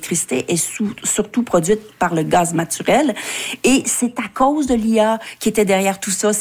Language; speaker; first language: French; native; French